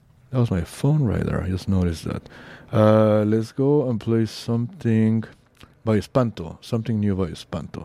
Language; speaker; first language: English; non-native, fluent; Spanish